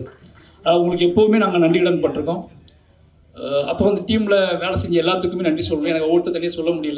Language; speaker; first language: Tamil; native; Tamil